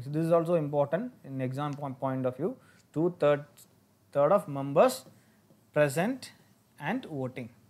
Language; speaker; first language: English; non-native, local second language; Tamil